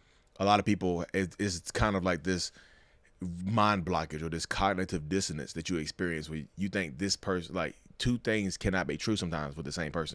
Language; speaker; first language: English; native; English